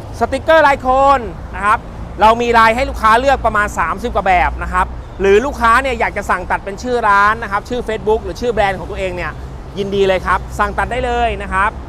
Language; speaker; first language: Thai; native; Thai